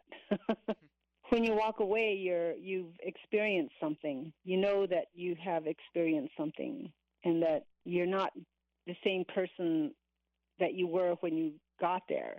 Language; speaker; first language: English; native; English